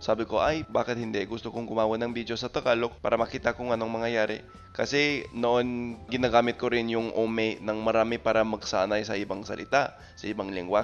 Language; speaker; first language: Filipino; non-native, fluent; English